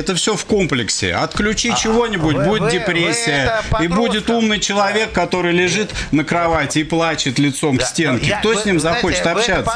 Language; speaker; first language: Russian; native; Russian